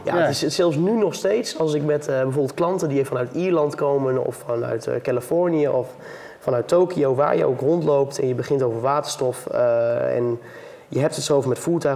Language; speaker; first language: Dutch; native; Dutch